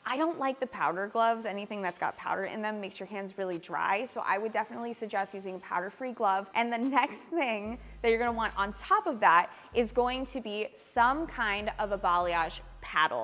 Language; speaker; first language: English; native; English